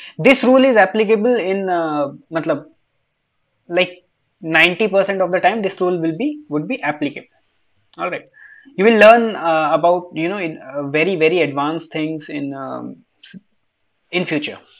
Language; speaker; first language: English; non-native, local second language; Hindi